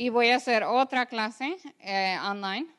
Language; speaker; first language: Spanish; early bilingual, other home language; English